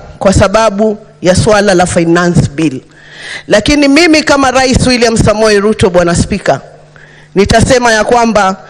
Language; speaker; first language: Swahili; native; Swahili